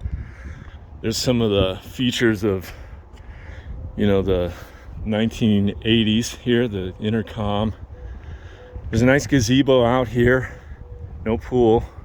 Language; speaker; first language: English; native; English